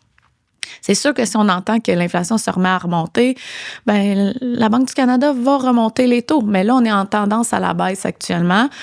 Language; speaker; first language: French; native; French